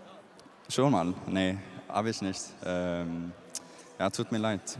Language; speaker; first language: German; non-native, learner; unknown